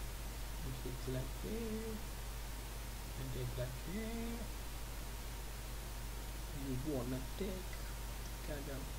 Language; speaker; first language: English; non-native, learner; Russian